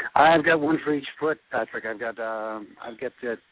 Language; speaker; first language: English; early bilingual, other home language; French